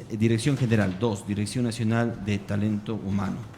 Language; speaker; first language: Spanish; native; Spanish